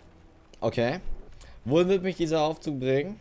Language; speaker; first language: German; native; German